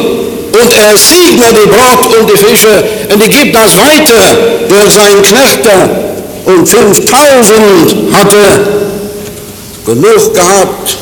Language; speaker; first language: German; non-native, fluent; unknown